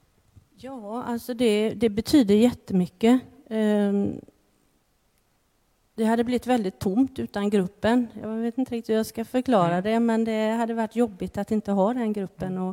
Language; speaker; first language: Swedish; native; Swedish